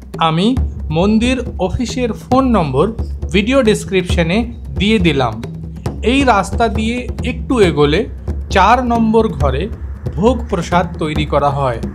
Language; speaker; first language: Bangla; non-native, fluent; Hindi